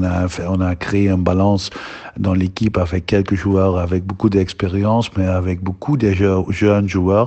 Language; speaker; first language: French; non-native, learner; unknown